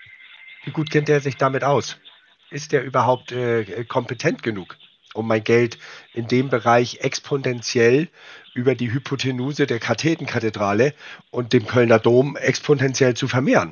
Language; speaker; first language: German; native; German